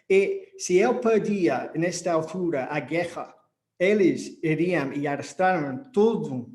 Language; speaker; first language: Portuguese; non-native, fluent; English